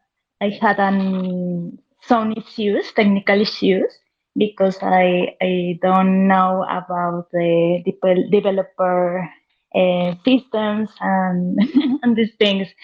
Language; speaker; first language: English; non-native, learner; Spanish